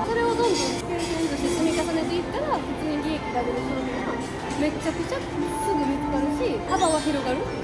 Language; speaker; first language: Japanese; native; Japanese